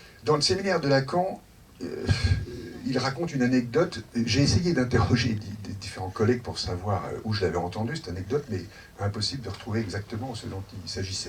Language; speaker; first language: French; native; French